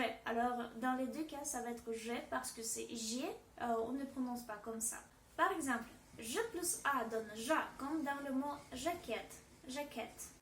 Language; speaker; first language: French; non-native, fluent; Russian